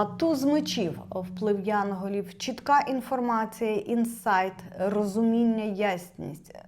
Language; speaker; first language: Ukrainian; non-native, local second language; Russian